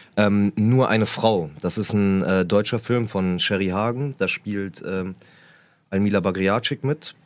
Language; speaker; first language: German; early bilingual, other home language; Arabic